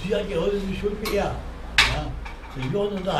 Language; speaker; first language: German; native; German